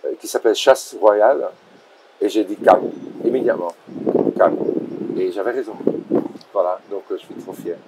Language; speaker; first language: French; non-native, local second language; Dutch